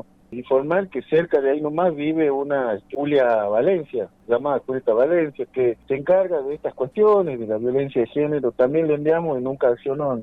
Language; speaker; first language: Spanish; native; Spanish